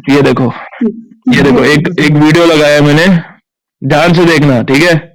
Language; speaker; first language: Hindi; non-native, local second language; Maithili